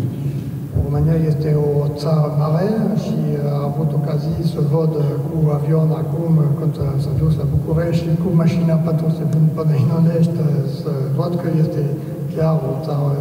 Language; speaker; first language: Romanian; non-native, learner; French